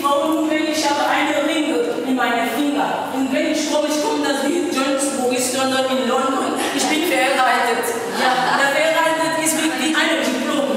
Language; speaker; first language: German; non-native, learner; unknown